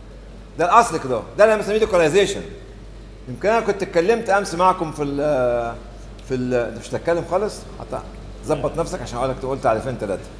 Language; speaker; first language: Arabic; native; Arabic